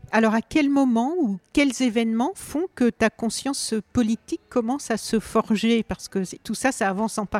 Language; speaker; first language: French; native; French